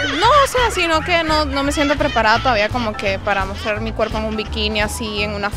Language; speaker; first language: Spanish; native; Spanish